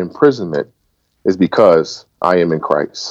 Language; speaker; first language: English; native; English